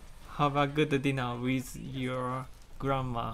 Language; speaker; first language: English; non-native, learner; Japanese